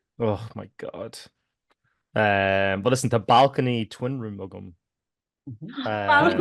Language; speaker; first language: Irish; native; Irish